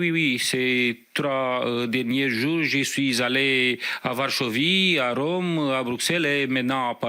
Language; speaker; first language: French; non-native, fluent; Romanian